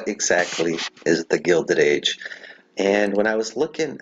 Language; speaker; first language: English; native; English